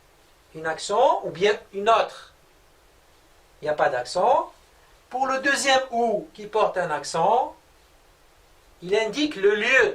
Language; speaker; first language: French; non-native, local second language; Arabic